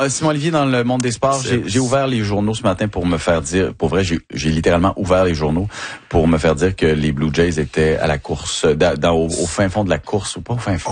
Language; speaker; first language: French; native; French